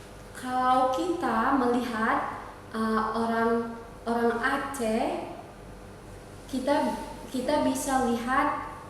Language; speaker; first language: Indonesian; non-native, learner; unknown